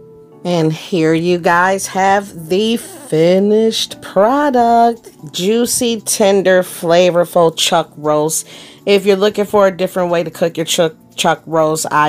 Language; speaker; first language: English; native; English